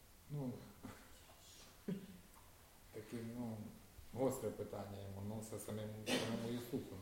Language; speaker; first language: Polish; non-native, learner; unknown